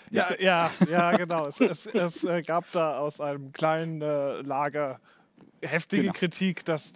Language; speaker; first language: German; native; German